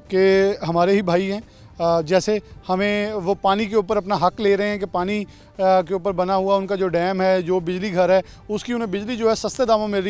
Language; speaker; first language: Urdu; non-native, local second language; Punjabi